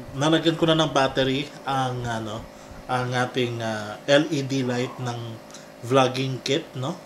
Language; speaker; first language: Filipino; non-native, local second language; Cebuano